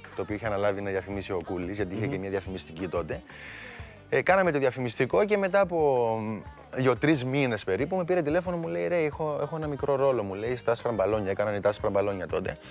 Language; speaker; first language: Greek; native; Greek